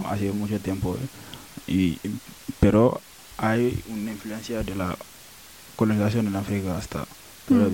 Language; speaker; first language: Spanish; non-native, learner; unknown